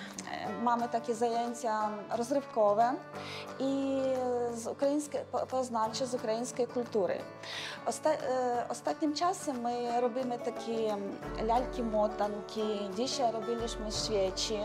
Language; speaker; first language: Polish; non-native, learner; Ukrainian